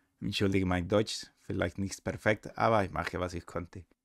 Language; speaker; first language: German; non-native, learner; Spanish